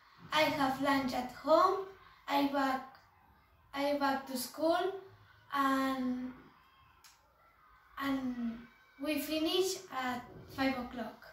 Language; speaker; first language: English; non-native, learner; Catalan